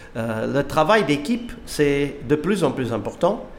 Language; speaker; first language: French; non-native, fluent; Portuguese